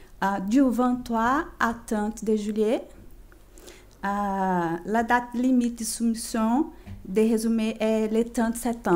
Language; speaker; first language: French; non-native, fluent; Chinese